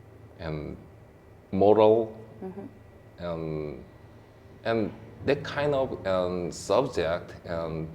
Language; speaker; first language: English; non-native, learner; Korean